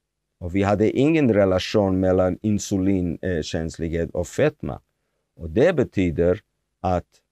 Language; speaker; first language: Swedish; non-native, fluent; Hebrew